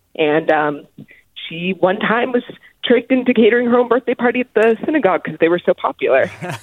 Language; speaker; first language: English; early bilingual, other home language; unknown